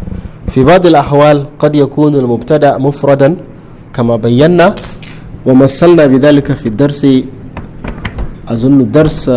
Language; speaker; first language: Arabic; non-native, fluent; Hausa